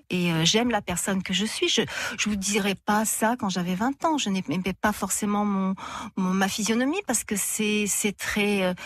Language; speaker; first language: French; native; French